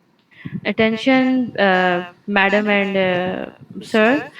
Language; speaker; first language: English; non-native, local second language; Urdu